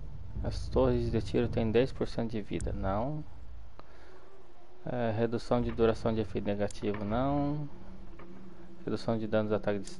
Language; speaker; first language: Portuguese; native; Portuguese